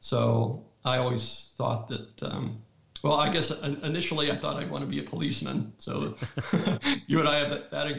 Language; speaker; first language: English; native; English